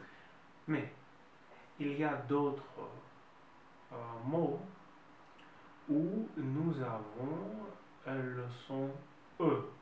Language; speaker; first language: French; non-native, fluent; Russian